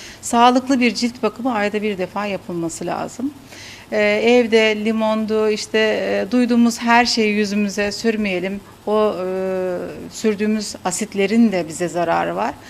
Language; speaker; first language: Turkish; native; Turkish